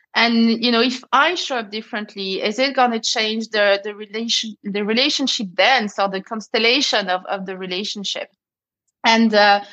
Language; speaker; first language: English; non-native, fluent; French